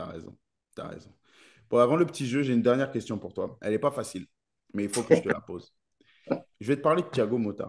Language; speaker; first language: French; native; French